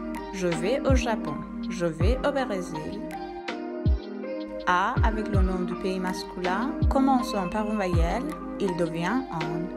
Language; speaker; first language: French; non-native, fluent; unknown